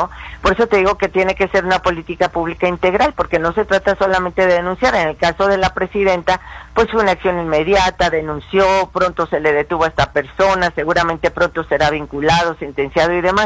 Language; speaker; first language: Spanish; native; Spanish